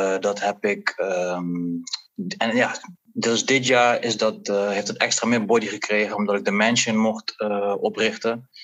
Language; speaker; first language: Dutch; native; Dutch